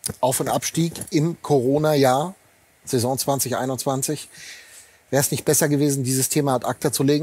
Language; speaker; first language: German; native; German